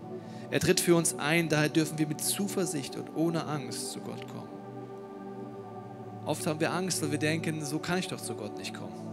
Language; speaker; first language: German; native; German